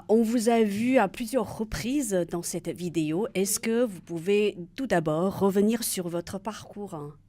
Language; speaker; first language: French; native; French